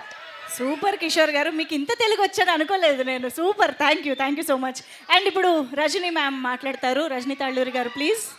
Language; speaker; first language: Telugu; native; Telugu